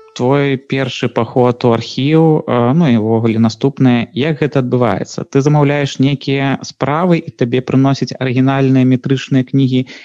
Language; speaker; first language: Belarusian; non-native, local second language; Russian